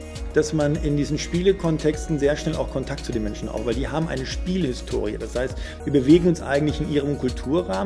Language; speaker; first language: German; native; German